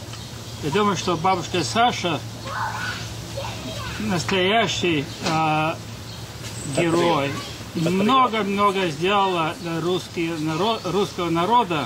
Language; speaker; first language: Russian; early bilingual, heritage; English